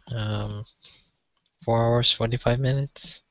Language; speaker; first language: English; non-native, local second language; Chinese